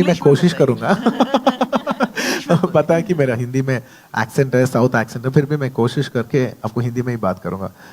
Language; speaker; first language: Hindi; non-native, local second language; Telugu